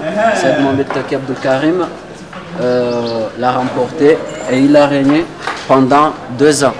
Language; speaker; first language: French; non-native, local second language; Comorian